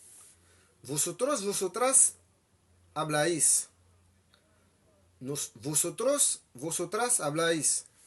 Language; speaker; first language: Spanish; non-native, fluent; Haitian Creole